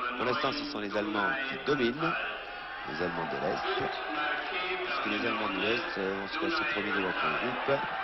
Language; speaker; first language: French; native; French